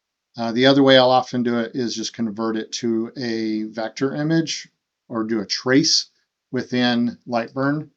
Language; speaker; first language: English; native; English